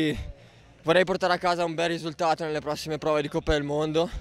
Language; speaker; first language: Italian; native; Italian